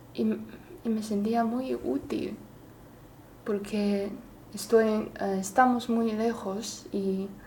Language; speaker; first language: Spanish; non-native, fluent; Chinese